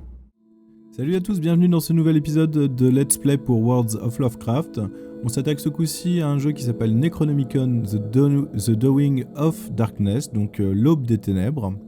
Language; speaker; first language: French; native; French